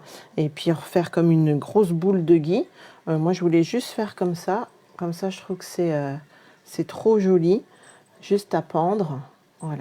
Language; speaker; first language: French; native; French